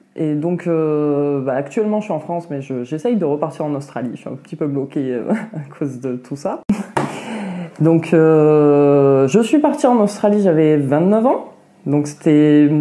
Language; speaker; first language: French; native; French